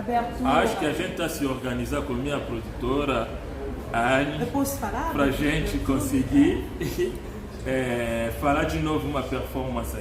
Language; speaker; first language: Portuguese; non-native, learner; Luba-Lulua